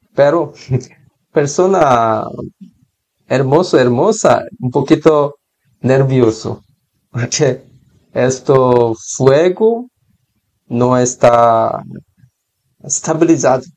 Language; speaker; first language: Spanish; non-native, learner; Korean